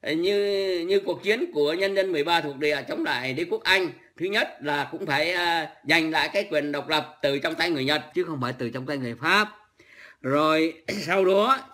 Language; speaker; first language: Vietnamese; native; Vietnamese